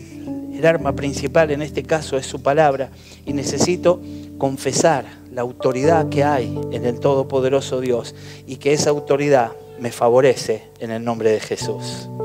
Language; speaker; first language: Spanish; native; Spanish